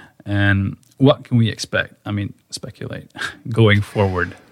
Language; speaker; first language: English; non-native, fluent; Norwegian